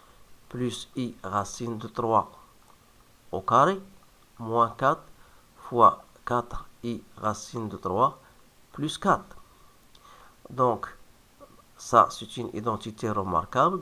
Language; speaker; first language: French; non-native, local second language; Arabic